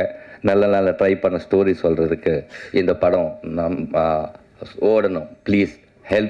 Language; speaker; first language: Tamil; non-native, learner; Telugu